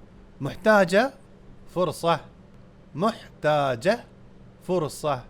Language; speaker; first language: Arabic; non-native, fluent; Urdu